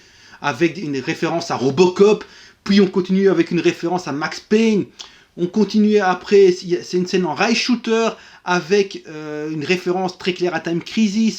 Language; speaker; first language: French; native; French